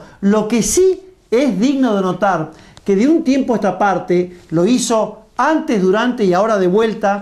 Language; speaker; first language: Spanish; native; Spanish